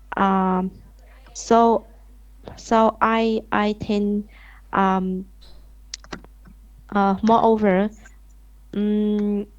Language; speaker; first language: English; non-native, learner; Vietnamese